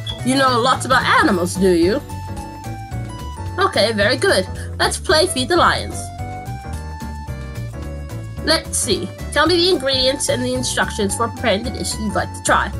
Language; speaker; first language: English; native; English